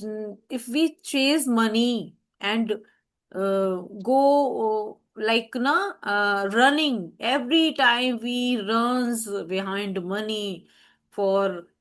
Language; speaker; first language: English; non-native, learner; Hindi